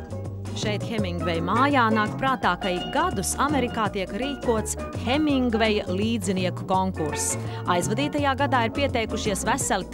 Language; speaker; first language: Latvian; native; Latvian